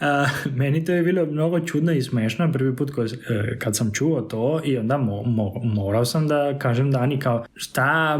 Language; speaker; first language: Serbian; non-native, fluent; Spanish